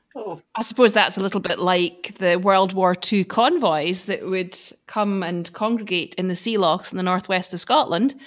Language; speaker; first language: English; native; English